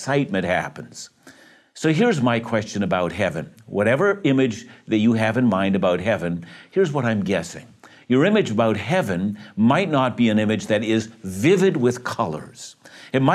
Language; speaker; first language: English; native; English